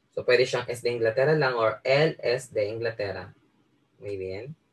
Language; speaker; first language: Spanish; non-native, fluent; Filipino